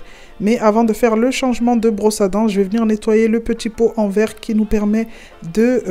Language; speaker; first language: French; non-native, local second language; Comorian